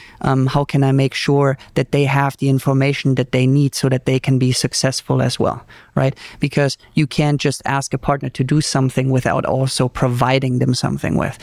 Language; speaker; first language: English; non-native, fluent; German